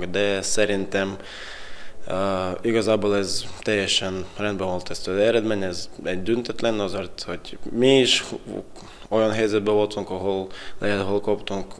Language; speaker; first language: Hungarian; non-native, fluent; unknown